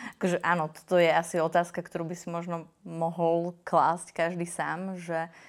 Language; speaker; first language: Slovak; native; Slovak